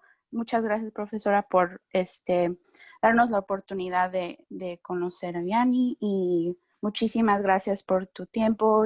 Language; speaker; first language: Spanish; early bilingual, heritage; Spanish